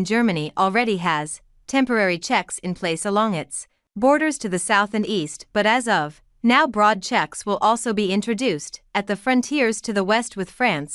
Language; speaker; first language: English; non-native, fluent; German